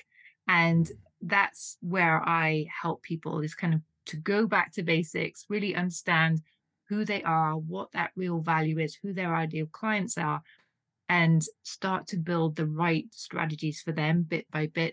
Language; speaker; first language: English; native; English